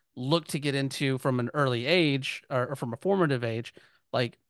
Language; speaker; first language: English; native; English